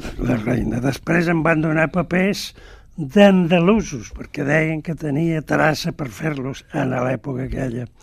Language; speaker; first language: Catalan; native; Catalan